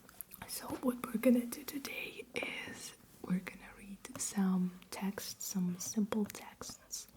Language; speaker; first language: English; non-native, fluent; Russian